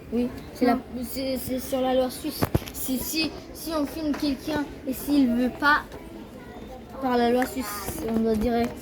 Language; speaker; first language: French; early bilingual, other home language; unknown